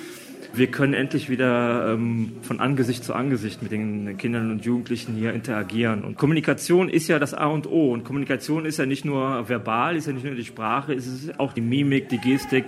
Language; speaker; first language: German; native; German